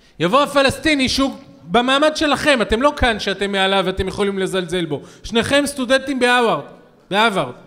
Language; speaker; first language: Hebrew; native; Hebrew